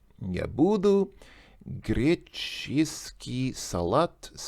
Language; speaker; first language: Russian; non-native, learner; English